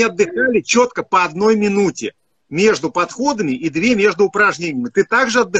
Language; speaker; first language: Russian; native; Russian